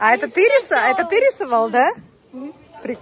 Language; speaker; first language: Russian; native; Russian